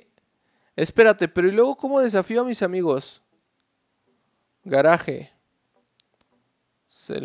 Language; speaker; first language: Spanish; native; Spanish